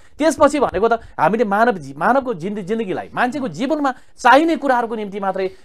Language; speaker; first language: Nepali; native; Nepali